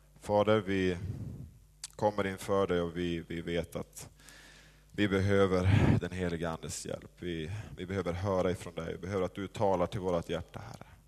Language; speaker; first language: Swedish; native; Swedish